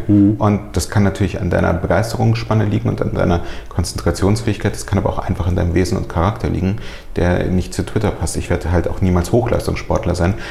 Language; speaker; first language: German; early bilingual, other home language; Russian